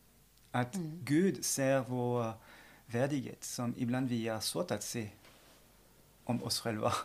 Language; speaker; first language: Swedish; non-native, fluent; French